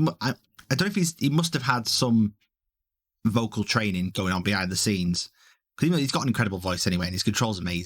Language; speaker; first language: English; native; English